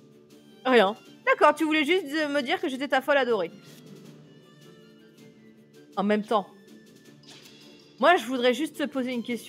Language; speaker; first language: French; native; French